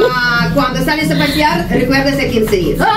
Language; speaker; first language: Spanish; native; Spanish